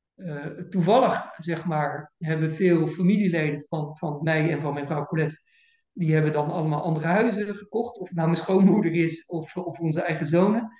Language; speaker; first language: Dutch; native; Dutch